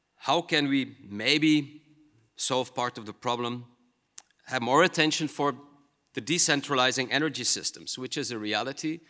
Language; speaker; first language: English; non-native, fluent; Dutch